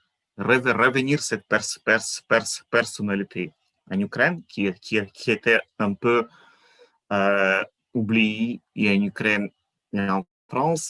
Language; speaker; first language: French; non-native, fluent; Ukrainian